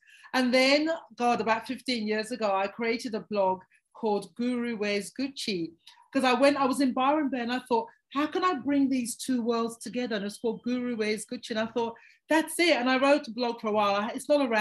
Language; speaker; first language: English; native; English